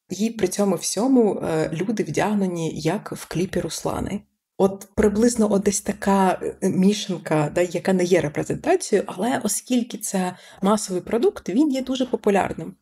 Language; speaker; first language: Ukrainian; early bilingual, other home language; Persian